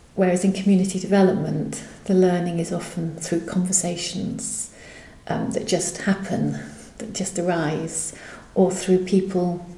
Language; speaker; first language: English; native; English